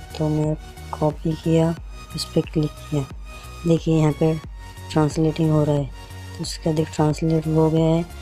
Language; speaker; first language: Hindi; native; Hindi